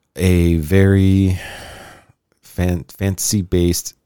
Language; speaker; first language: English; native; English